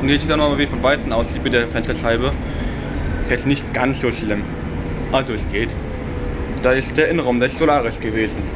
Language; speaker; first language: German; native; German